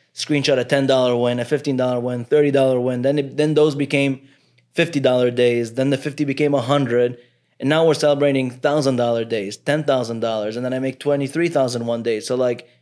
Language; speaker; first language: English; early bilingual, other home language; Arabic